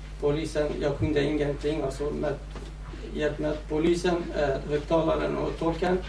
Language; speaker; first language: Swedish; non-native, fluent; Central Kurdish